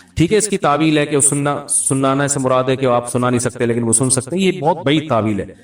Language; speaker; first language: Urdu; native; Urdu